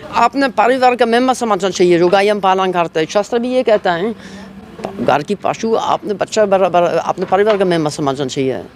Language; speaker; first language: Hindi; non-native, learner; German